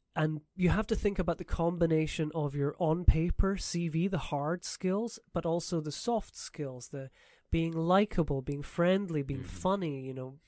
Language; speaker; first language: English; native; English